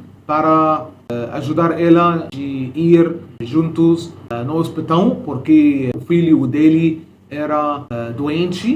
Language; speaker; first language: Portuguese; non-native, fluent; Arabic